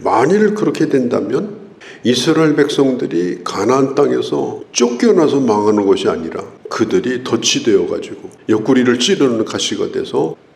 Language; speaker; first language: Korean; native; Korean